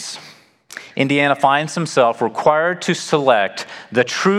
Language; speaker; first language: English; native; English